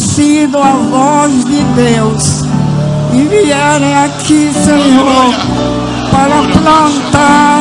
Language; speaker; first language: Portuguese; early bilingual, other home language; Swedish